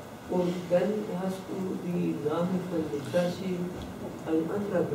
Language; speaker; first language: German; non-native, learner; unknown